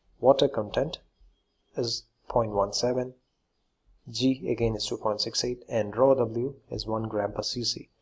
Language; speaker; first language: English; non-native, local second language; Malayalam